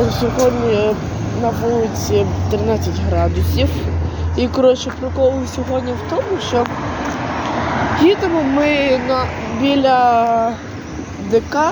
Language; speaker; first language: Ukrainian; non-native, local second language; Russian